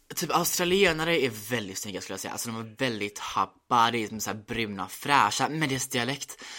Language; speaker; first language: Swedish; native; Swedish